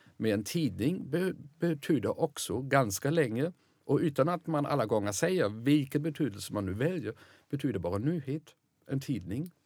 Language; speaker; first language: Swedish; non-native, fluent; German